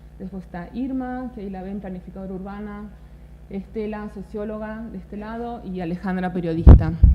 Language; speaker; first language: Spanish; native; Spanish